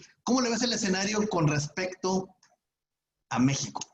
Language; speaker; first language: Spanish; native; Spanish